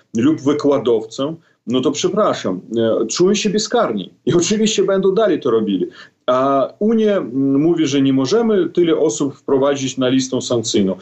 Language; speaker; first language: Polish; non-native, fluent; Belarusian